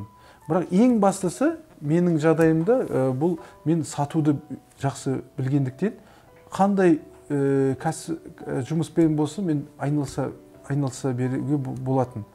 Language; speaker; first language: Kazakh; native; Kazakh